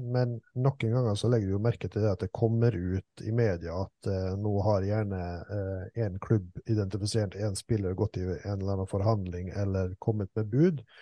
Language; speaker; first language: Norwegian; native; Norwegian